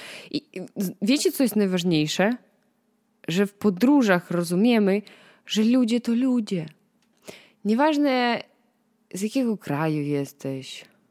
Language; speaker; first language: Polish; non-native, fluent; Russian